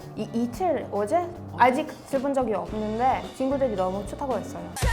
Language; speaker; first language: Korean; non-native, learner; Hebrew